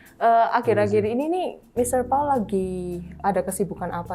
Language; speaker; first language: Indonesian; native; Indonesian